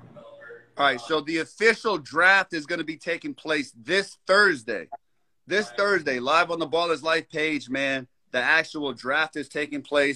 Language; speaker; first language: English; native; English